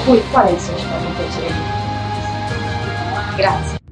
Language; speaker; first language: Italian; non-native, learner; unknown